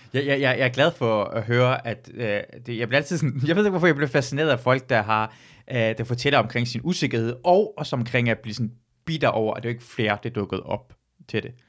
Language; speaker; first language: Danish; early bilingual, other home language; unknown